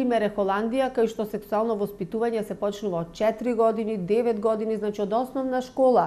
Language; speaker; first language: Macedonian; native; Macedonian